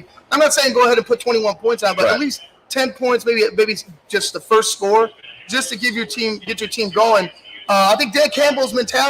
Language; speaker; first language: English; native; English